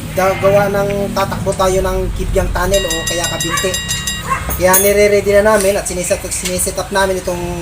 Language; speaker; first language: Filipino; native; Filipino